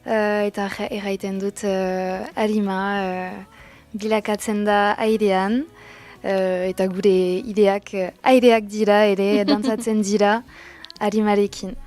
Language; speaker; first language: Basque; non-native, local second language; French